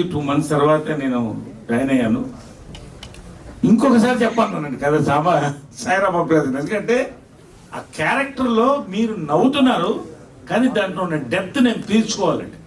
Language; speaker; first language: Telugu; native; Telugu